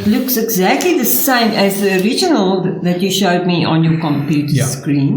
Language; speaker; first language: English; non-native, local second language; Afrikaans